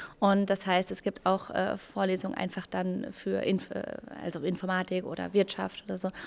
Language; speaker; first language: German; native; German